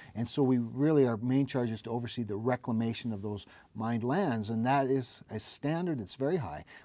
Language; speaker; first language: English; native; English